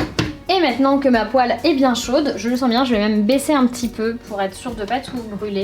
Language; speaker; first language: French; native; French